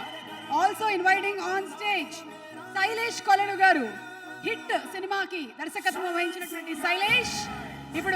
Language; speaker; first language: Telugu; native; Telugu